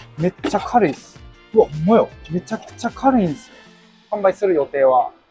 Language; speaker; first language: Japanese; native; Japanese